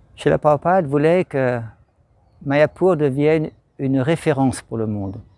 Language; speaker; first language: French; native; French